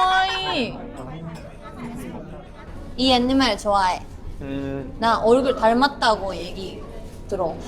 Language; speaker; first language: Korean; non-native, learner; Japanese